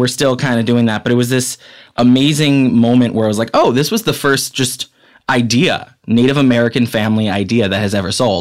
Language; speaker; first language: English; native; English